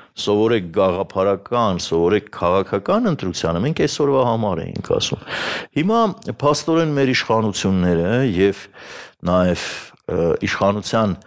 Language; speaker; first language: Armenian; native; Armenian